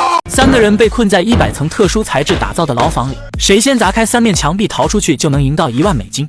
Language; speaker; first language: Chinese; native; Chinese